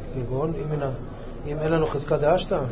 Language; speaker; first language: Hebrew; native; Hebrew